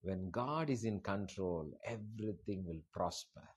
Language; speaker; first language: English; non-native, local second language; Tamil